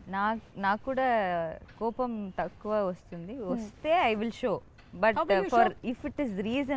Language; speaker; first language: Telugu; non-native, learner; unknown